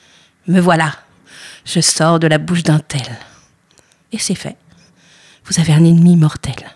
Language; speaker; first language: French; native; French